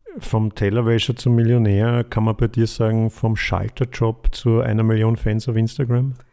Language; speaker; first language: German; native; German